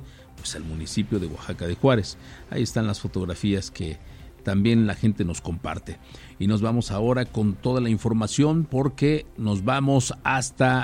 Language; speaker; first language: Spanish; native; Spanish